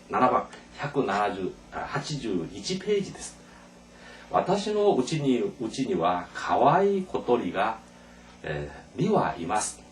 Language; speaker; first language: Japanese; non-native, fluent; Korean